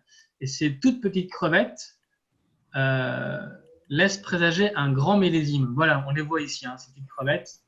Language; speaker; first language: French; native; French